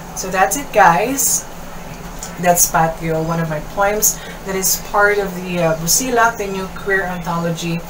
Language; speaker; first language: English; non-native, local second language; Kinaray-a